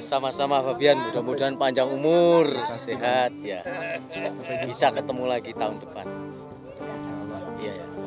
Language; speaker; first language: Indonesian; non-native, local second language; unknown